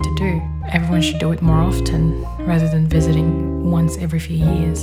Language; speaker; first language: English; non-native, local second language; Filipino